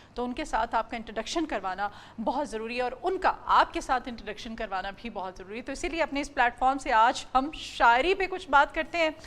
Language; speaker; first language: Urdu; non-native, local second language; Punjabi